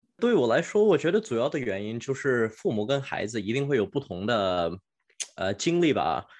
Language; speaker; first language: Chinese; early bilingual, heritage; Chinese